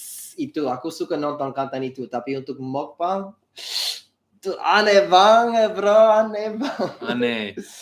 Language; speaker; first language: Indonesian; non-native, learner; English